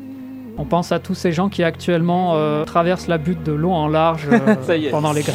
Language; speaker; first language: French; native; French